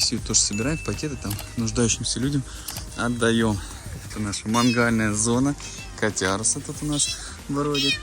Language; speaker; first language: Russian; native; Russian